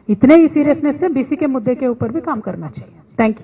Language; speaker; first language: Hindi; non-native, local second language; Telugu